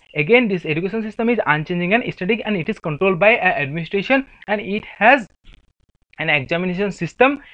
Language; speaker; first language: English; non-native, local second language; Assamese